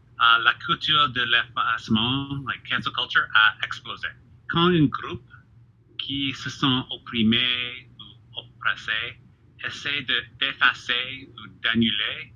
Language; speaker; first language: French; non-native, fluent; English